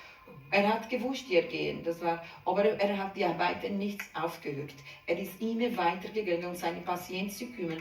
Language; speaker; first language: German; non-native, learner; Portuguese